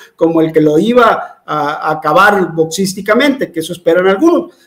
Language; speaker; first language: Spanish; native; Spanish